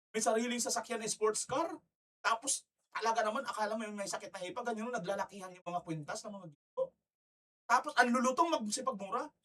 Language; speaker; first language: Filipino; non-native, local second language; Waray